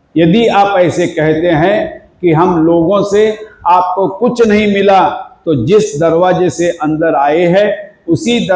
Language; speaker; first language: Hindi; non-native, local second language; Marathi